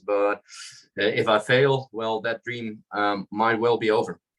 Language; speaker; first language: English; non-native, fluent; Dutch